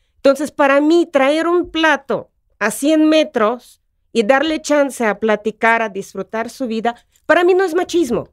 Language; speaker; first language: Spanish; non-native, fluent; Russian